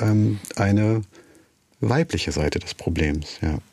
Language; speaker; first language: German; native; German